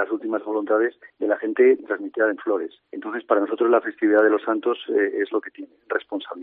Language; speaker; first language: Spanish; native; Spanish